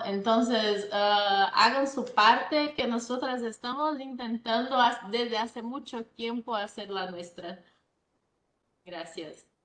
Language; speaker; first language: Spanish; non-native, fluent; Portuguese